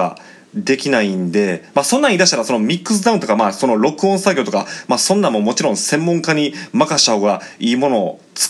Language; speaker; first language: Japanese; native; Japanese